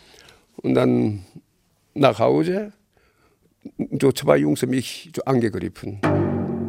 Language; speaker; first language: German; non-native, learner; Korean